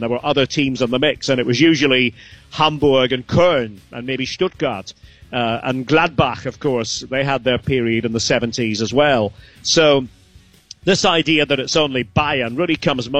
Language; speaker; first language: English; native; English